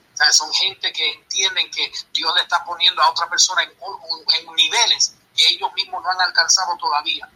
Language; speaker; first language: Spanish; early bilingual, heritage; Spanish